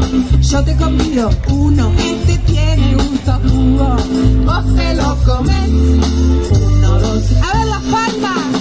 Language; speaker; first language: Spanish; native; Spanish